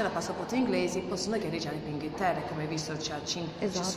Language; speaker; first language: Italian; non-native, fluent; English